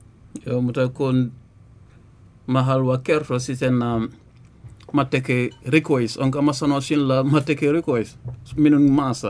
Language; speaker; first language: Finnish; non-native, learner; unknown